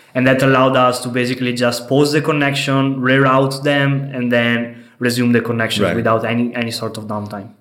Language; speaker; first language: English; non-native, fluent; Italian